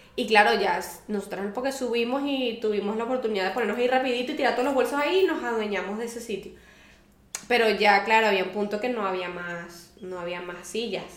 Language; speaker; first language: Spanish; native; Spanish